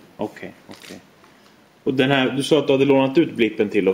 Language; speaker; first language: Swedish; native; Swedish